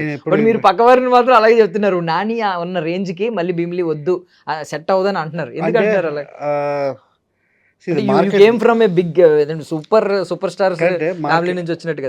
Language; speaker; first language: Telugu; native; Telugu